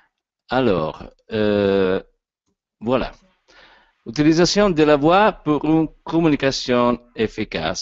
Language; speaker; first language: French; non-native, learner; Italian